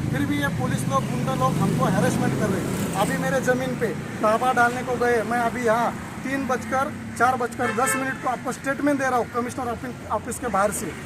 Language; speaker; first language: Hindi; non-native, local second language; Marathi